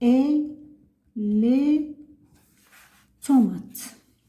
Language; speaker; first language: French; non-native, local second language; Arabic